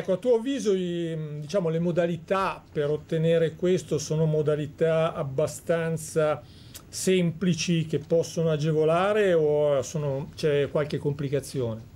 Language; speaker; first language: Italian; native; Italian